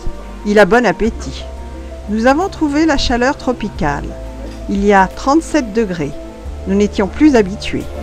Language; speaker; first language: French; native; French